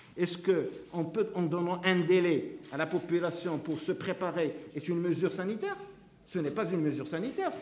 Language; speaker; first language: French; non-native, local second language; Arabic